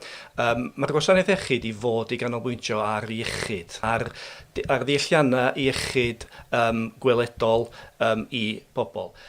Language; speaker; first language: Welsh; native; Welsh